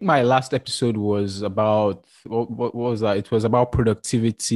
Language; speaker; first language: English; non-native, local second language; Yoruba